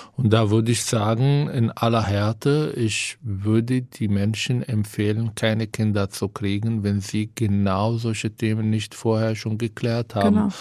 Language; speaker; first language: German; non-native, fluent; Hebrew